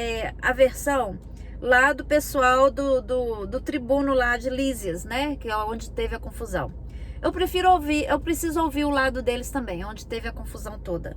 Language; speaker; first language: Portuguese; native; Portuguese